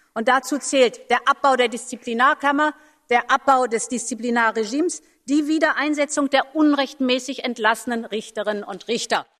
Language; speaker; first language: German; native; German